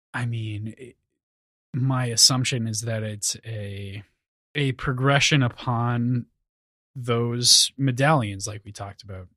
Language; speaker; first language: English; native; English